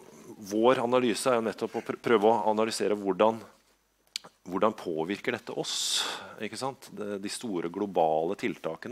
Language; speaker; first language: Norwegian; native; Norwegian